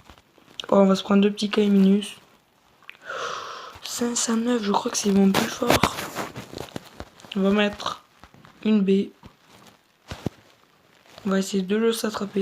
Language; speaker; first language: French; native; French